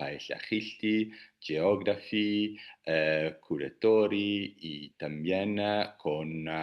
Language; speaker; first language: Spanish; non-native, learner; Italian